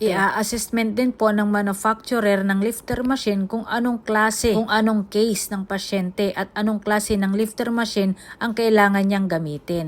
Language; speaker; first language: Filipino; native; Filipino